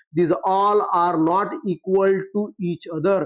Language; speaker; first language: Hindi; non-native, local second language; Marathi